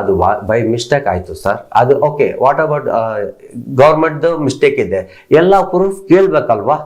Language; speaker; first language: Kannada; non-native, local second language; Telugu